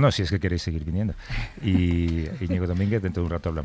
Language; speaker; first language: Spanish; native; Spanish